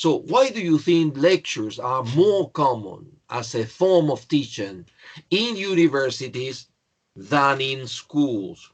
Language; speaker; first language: English; non-native, fluent; Spanish